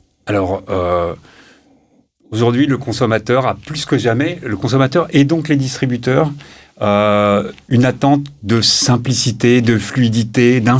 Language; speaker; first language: French; native; French